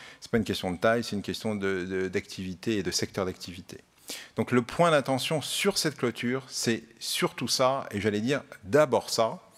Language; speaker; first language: French; native; French